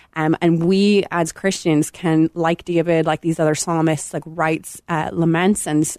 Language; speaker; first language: English; native; English